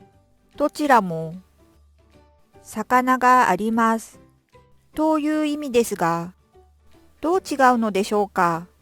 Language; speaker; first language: Japanese; non-native, fluent; Korean